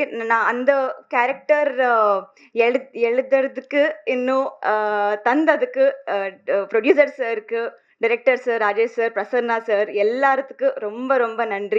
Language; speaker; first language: Tamil; non-native, learner; Telugu